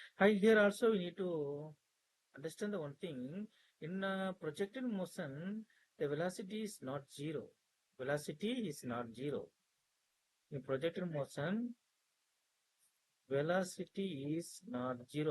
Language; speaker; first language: English; non-native, local second language; Tamil